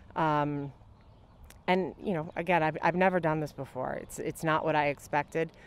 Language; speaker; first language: English; native; English